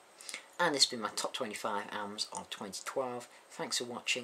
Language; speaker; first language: English; native; English